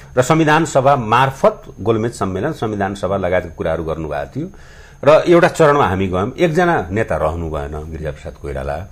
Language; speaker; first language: Nepali; non-native, local second language; Bhojpuri